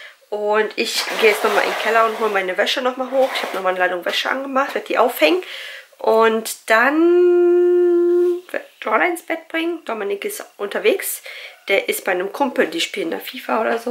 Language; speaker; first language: German; native; German